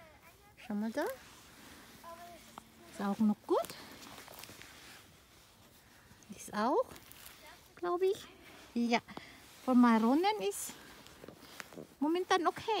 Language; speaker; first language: German; non-native, learner; Filipino